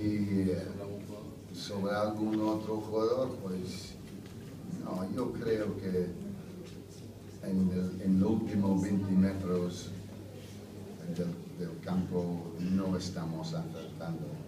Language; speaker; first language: Spanish; non-native, fluent; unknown